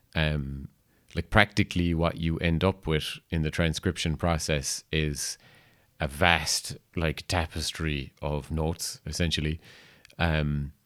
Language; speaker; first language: English; native; English